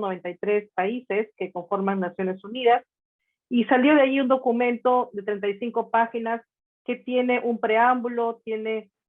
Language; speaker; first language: Spanish; native; Spanish